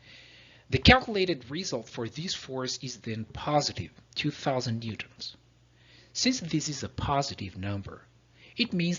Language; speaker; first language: English; non-native, fluent; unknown